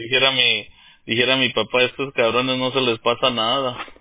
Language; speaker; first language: Spanish; early bilingual, heritage; Spanish